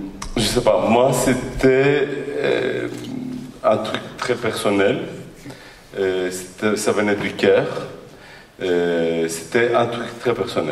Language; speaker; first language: French; non-native, fluent; Greek